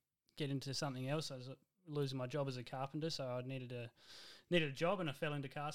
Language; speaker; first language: English; native; English